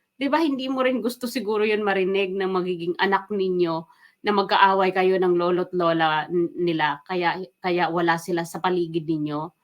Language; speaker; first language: Filipino; non-native, local second language; Waray